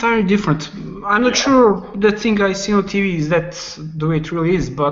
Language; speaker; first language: English; non-native, fluent; Serbian